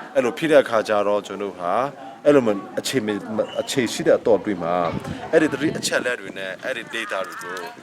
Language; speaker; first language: Burmese; non-native, local second language; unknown